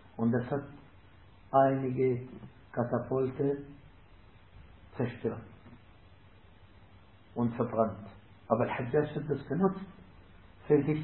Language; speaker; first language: German; non-native, fluent; Arabic